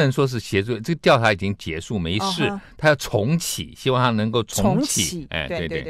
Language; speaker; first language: Chinese; native; Chinese